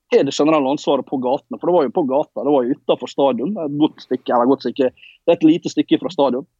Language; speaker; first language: Norwegian; native; Norwegian